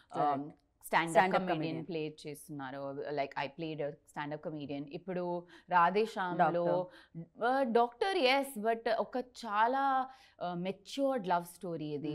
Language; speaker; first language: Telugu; non-native, learner; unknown